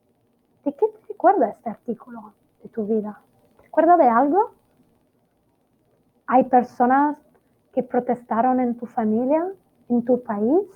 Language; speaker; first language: Spanish; non-native, fluent; Italian